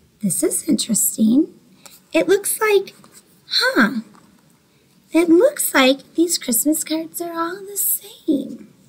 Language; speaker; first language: English; native; English